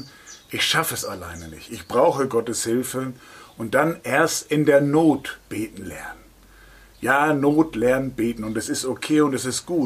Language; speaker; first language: German; native; German